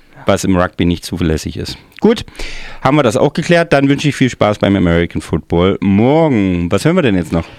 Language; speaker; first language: German; native; German